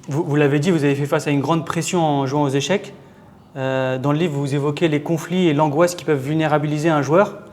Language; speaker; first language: French; native; French